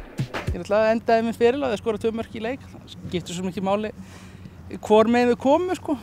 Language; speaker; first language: Icelandic; native; Icelandic